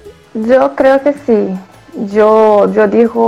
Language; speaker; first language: Spanish; non-native, fluent; Portuguese